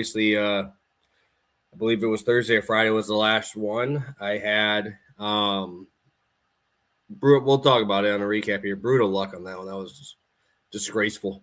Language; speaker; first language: English; native; English